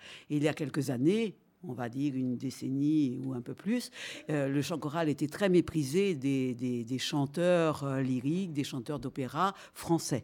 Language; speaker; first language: French; native; French